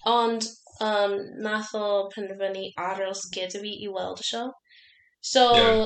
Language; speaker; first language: Welsh; non-native, learner; English